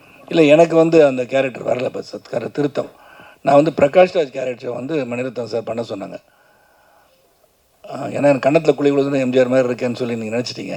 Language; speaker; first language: Tamil; native; Tamil